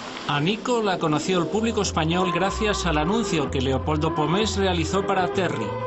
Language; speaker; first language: Spanish; native; Spanish